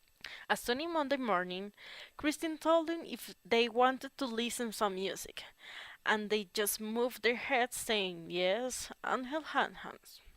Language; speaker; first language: English; non-native, learner; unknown